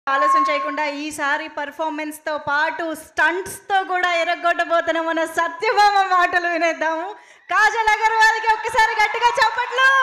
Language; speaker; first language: Telugu; native; Telugu